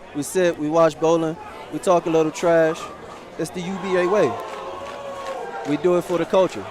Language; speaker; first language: English; native; English